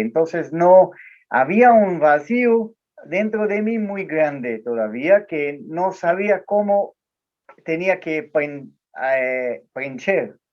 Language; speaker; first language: Spanish; non-native, learner; Portuguese